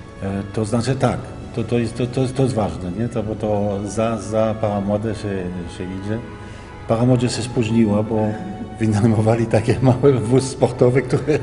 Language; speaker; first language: Polish; early bilingual, heritage; Polish